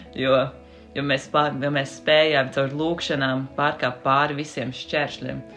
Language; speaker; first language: Latvian; native; Latvian